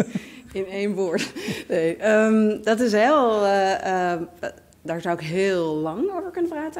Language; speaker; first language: Dutch; native; Dutch